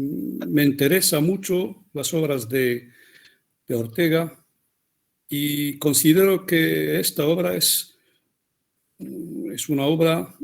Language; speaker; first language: Spanish; non-native, fluent; Arabic